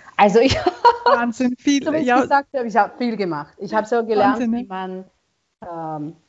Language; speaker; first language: German; non-native, fluent; Chinese